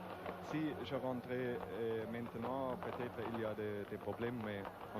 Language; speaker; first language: French; non-native, learner; German